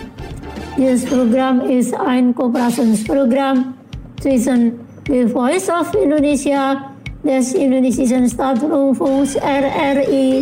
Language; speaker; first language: German; non-native, fluent; Indonesian